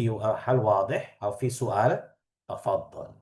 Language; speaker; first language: Arabic; non-native, fluent; Indonesian